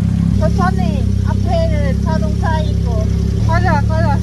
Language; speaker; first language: Korean; non-native, learner; Lao